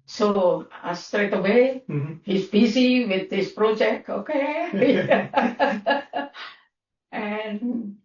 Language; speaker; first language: English; non-native, learner; Indonesian